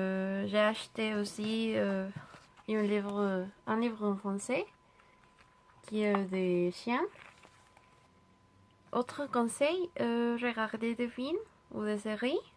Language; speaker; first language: French; non-native, learner; Spanish